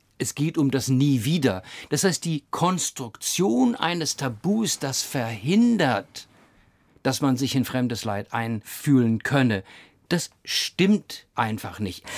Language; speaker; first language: German; early bilingual, other home language; English